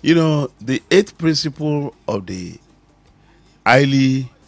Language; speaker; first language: English; non-native, local second language; Yoruba